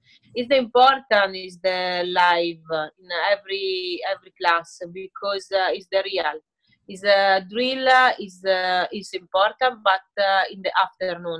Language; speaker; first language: English; non-native, learner; Italian